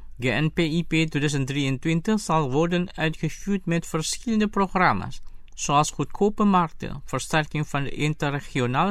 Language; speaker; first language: Dutch; non-native, fluent; Indonesian